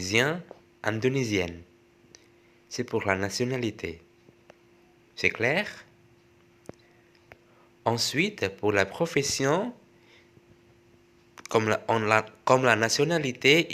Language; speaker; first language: French; non-native, fluent; Indonesian